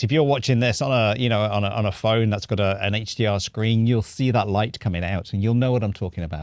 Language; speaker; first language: English; native; English